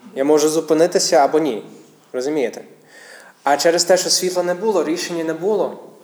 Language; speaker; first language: Ukrainian; non-native, fluent; English